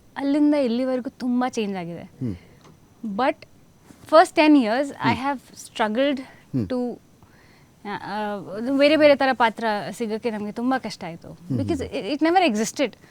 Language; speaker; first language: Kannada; non-native, fluent; Hindi